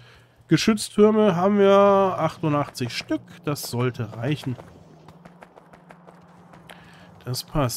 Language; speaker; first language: German; native; German